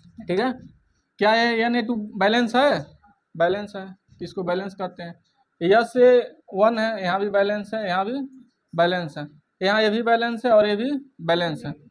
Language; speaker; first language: Hindi; native; Hindi